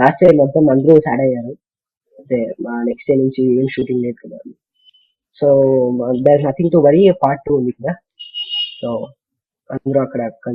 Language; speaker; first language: Telugu; non-native, learner; Kannada